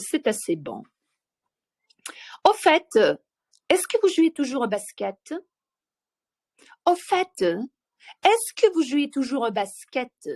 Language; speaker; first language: French; non-native, fluent; Ukrainian